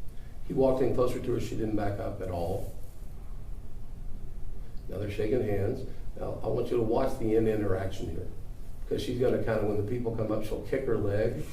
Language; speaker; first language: English; native; English